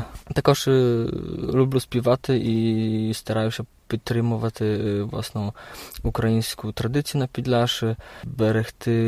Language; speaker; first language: Ukrainian; early bilingual, heritage; Ukrainian